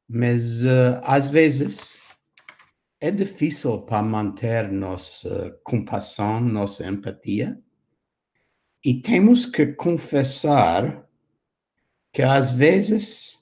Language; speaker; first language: Portuguese; non-native, fluent; English